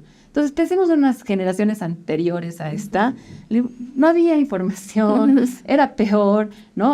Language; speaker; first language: Spanish; native; Spanish